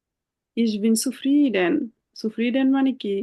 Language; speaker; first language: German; non-native, fluent; Bangla